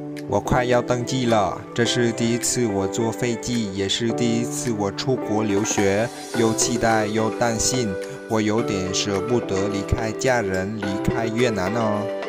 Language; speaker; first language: Chinese; non-native, fluent; Vietnamese